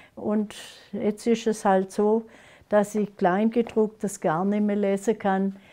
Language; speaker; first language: German; non-native, local second language; Swiss German